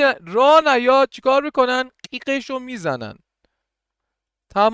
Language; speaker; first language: Persian; native; Persian